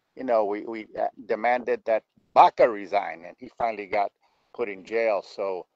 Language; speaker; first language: English; native; English